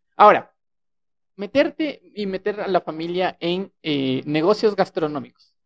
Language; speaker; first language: Spanish; native; Spanish